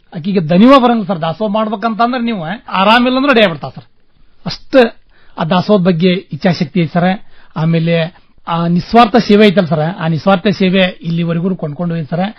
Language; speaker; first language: Kannada; native; Kannada